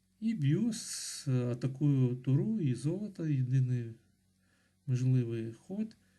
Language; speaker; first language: Ukrainian; non-native, local second language; Russian